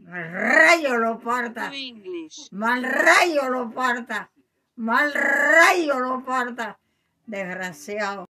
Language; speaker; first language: Spanish; native; Spanish